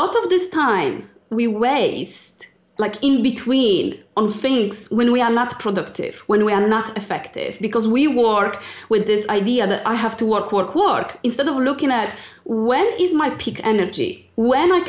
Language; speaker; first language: English; non-native, fluent; Polish